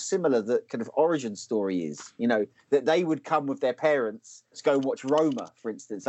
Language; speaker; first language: English; native; English